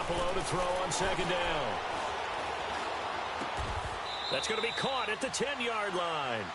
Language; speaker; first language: English; native; English